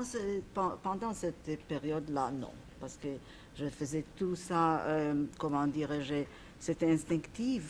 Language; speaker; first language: French; non-native, fluent; Polish